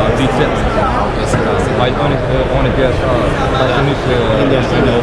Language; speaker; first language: German; non-native, learner; Arabic